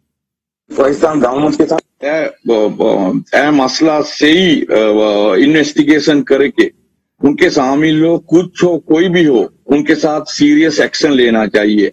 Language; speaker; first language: Hindi; non-native, learner; Sinhala